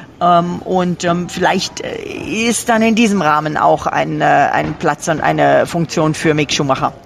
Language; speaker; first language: German; native; German